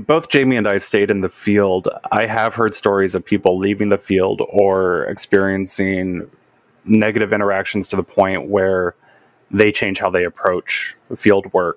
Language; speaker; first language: English; native; English